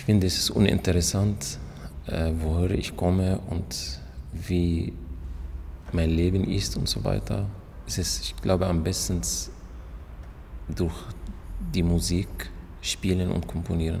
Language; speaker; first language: German; non-native, fluent; Arabic